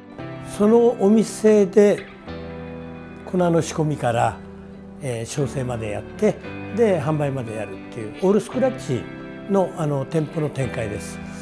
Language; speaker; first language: Japanese; native; Japanese